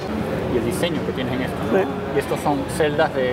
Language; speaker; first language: Spanish; native; Spanish